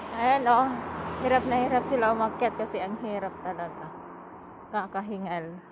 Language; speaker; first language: Filipino; native; Filipino